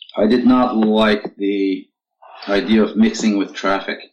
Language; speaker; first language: English; non-native, fluent; Turkish